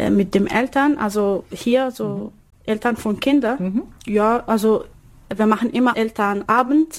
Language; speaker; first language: German; non-native, learner; Arabic